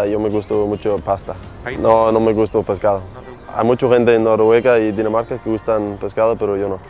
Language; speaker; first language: Spanish; non-native, learner; Danish